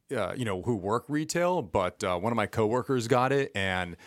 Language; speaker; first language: English; early bilingual, other home language; Spanish